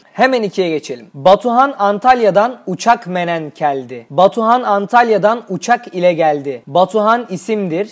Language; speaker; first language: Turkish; native; Turkish